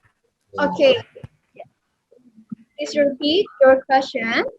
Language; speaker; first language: English; non-native, learner; Indonesian